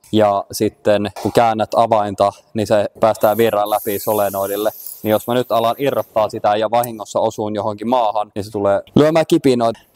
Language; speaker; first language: Finnish; early bilingual, heritage; Finnish